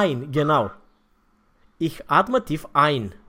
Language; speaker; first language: German; non-native, fluent; Romanian